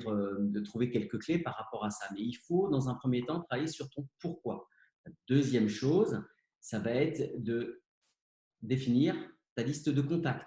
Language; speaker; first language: French; native; French